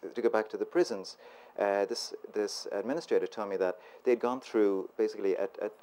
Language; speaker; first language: English; native; English